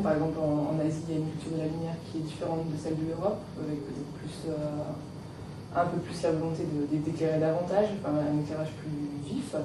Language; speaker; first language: French; native; French